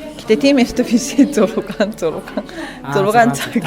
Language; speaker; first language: Mongolian; non-native, fluent; Japanese